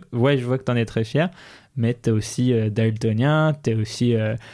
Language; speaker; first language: French; native; French